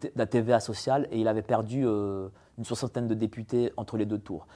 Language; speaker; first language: French; early bilingual, other home language; Polish